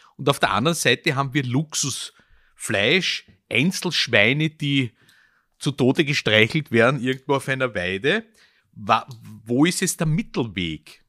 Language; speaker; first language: German; native; German